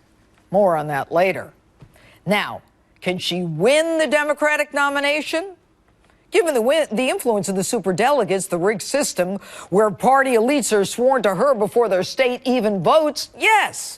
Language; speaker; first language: English; native; English